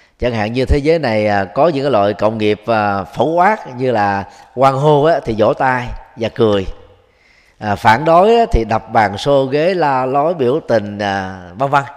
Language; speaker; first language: Vietnamese; native; Vietnamese